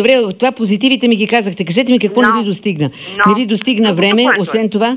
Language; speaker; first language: Bulgarian; native; Bulgarian